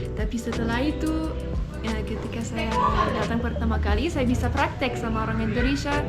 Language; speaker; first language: Indonesian; non-native, fluent; French